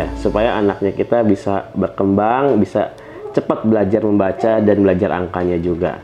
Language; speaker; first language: Indonesian; native; Indonesian